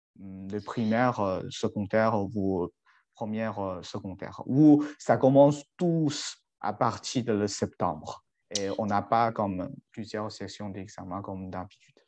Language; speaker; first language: French; non-native, fluent; Chinese